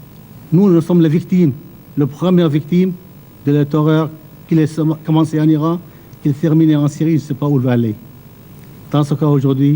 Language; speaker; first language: French; non-native, fluent; Arabic